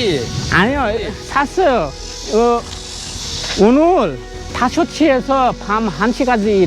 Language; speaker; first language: Korean; non-native, learner; Bangla